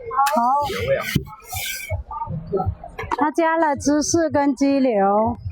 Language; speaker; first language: Chinese; non-native, local second language; Cantonese